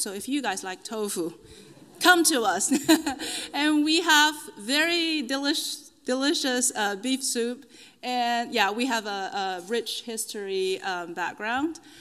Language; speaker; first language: English; non-native, fluent; Chinese